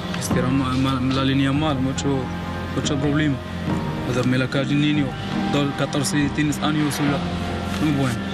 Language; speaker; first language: Spanish; non-native, learner; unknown